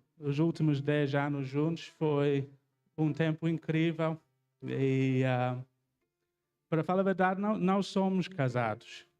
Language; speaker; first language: Portuguese; non-native, fluent; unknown